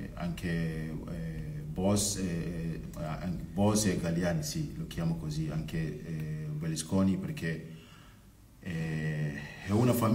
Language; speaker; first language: Italian; non-native, fluent; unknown